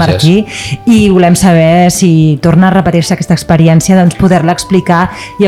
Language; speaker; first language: Catalan; native; Catalan